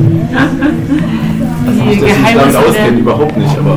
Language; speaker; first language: German; native; German